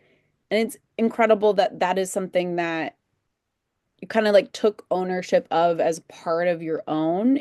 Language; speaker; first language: English; native; English